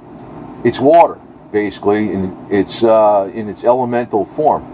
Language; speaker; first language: English; native; English